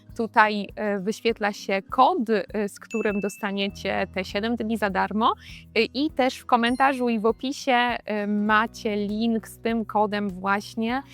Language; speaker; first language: Polish; native; Polish